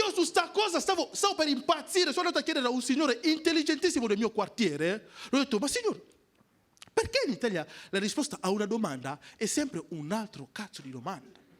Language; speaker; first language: Italian; non-native, fluent; French